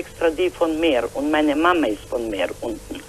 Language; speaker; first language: German; non-native, learner; Croatian